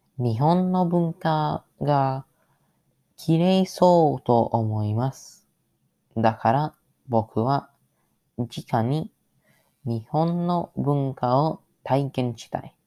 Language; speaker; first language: Japanese; non-native, learner; English